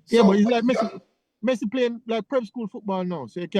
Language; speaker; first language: English; native; English